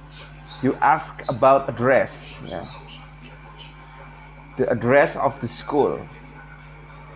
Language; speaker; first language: English; non-native, learner; Indonesian